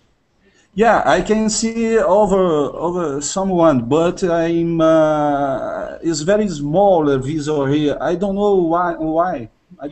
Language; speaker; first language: English; non-native, learner; Russian